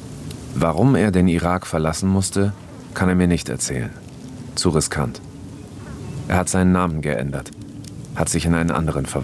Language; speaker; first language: German; native; German